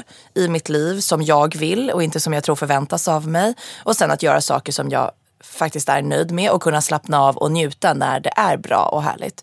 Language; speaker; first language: Swedish; native; Swedish